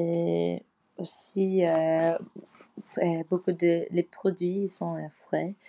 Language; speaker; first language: French; non-native, learner; English